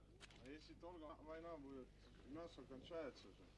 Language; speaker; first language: Russian; non-native, learner; Estonian